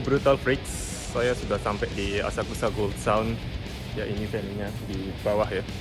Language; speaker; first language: Indonesian; non-native, fluent; Japanese